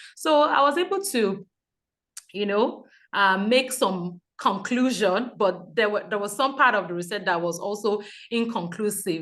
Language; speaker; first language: English; non-native, local second language; Yoruba